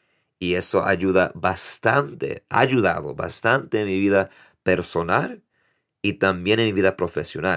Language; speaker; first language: Spanish; early bilingual, heritage; Spanish